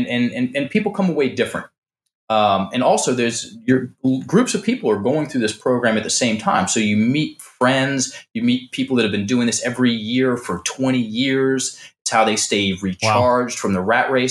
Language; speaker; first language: English; native; English